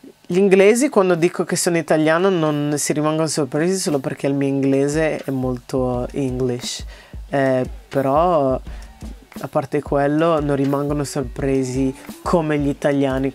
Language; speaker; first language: Italian; early bilingual, other home language; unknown